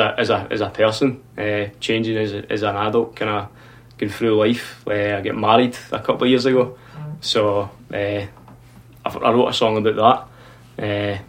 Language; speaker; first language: English; native; English